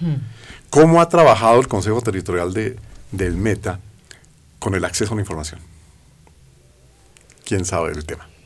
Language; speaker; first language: Spanish; native; Spanish